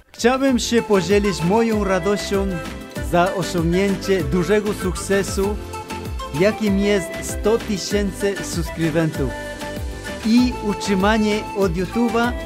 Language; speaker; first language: Polish; non-native, fluent; Spanish